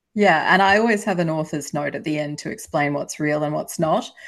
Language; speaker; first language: English; native; English